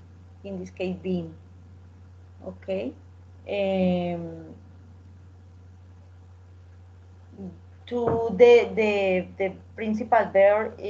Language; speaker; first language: English; non-native, learner; Spanish